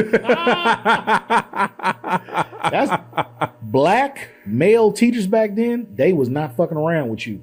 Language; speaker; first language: English; native; English